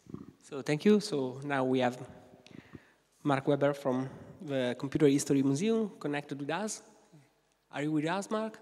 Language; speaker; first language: English; non-native, fluent; Italian